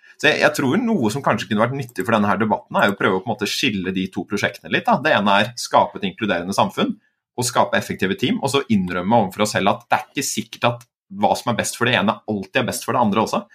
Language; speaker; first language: Norwegian; native; Norwegian